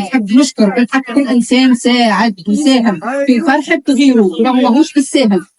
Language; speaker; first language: Arabic; native; Arabic